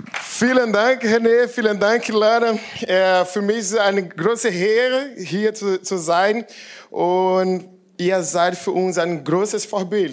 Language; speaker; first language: German; non-native, learner; Portuguese